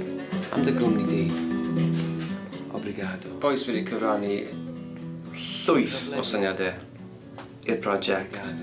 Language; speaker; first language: Welsh; native; Welsh